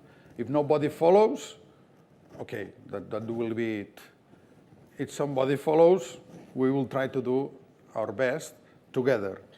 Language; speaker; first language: English; non-native, fluent; Catalan